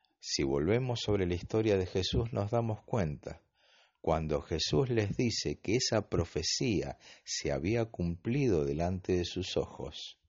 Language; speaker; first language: Spanish; native; Spanish